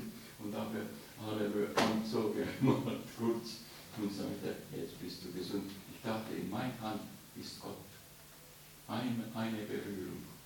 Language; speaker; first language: German; non-native, fluent; Estonian